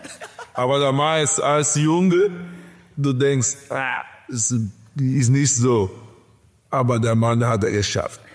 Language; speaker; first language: German; non-native, learner; Portuguese